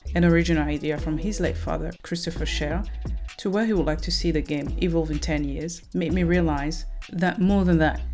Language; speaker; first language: English; non-native, fluent; Rundi